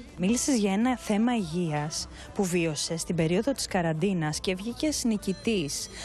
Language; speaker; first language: Greek; native; Greek